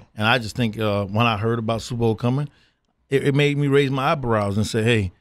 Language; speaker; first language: English; native; English